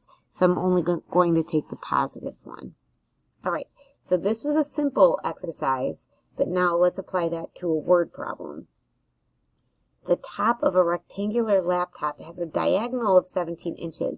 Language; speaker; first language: English; native; English